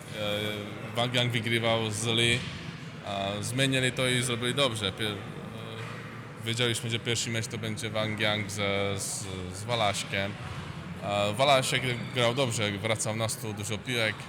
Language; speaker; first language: Polish; non-native, learner; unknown